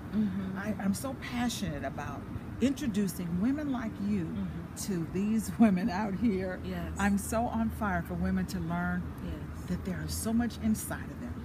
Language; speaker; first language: English; native; English